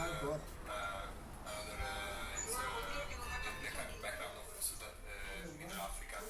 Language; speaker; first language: English; non-native, learner; Italian